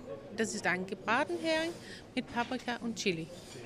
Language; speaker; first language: German; non-native, fluent; Danish